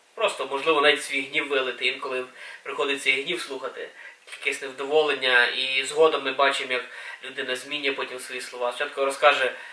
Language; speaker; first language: Ukrainian; native; Ukrainian